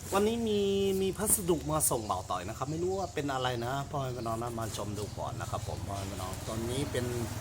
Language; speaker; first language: Thai; non-native, local second language; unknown